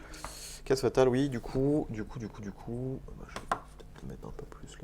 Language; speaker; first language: French; native; French